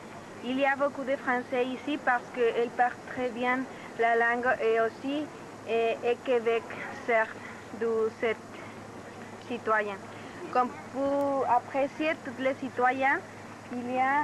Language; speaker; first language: French; non-native, learner; Spanish